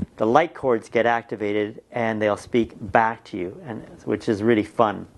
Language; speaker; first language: English; native; English